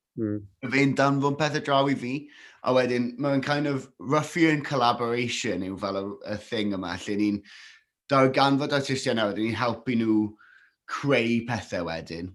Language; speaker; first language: Welsh; native; Welsh